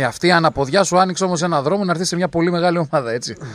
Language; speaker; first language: Greek; native; Greek